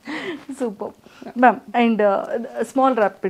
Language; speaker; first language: Telugu; native; Telugu